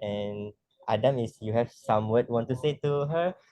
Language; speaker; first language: English; non-native, learner; Malay